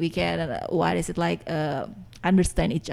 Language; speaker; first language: English; non-native, learner; Indonesian